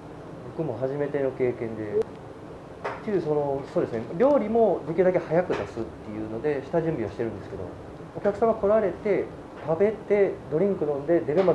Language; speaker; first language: Japanese; native; Japanese